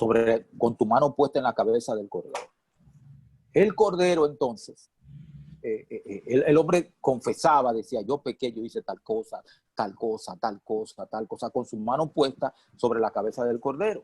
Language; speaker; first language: Spanish; native; Spanish